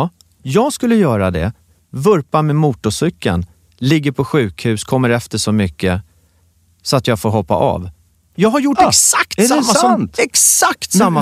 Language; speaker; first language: Swedish; native; Swedish